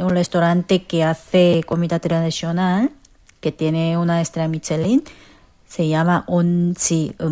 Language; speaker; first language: Spanish; non-native, fluent; Korean